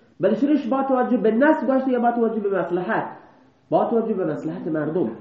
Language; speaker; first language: Persian; non-native, local second language; Baluchi